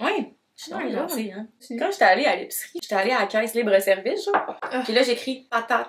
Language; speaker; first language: French; native; French